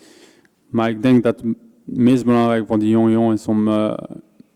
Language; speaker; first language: Dutch; non-native, local second language; French